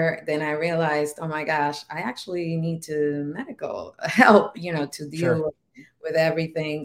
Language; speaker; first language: English; non-native, fluent; Spanish